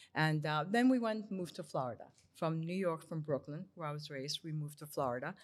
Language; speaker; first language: English; early bilingual, other home language; Spanish